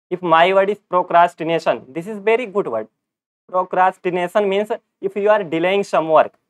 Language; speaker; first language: English; non-native, local second language; Hindi